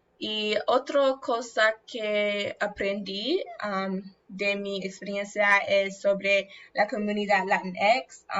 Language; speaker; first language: Spanish; non-native, learner; English